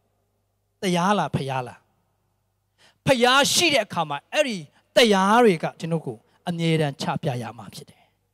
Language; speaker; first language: Burmese; non-native, local second language; Tedim Chin